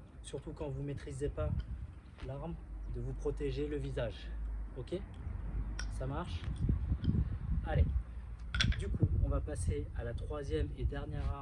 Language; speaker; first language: French; native; French